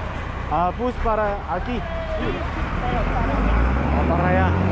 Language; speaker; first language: Spanish; non-native, learner; Korean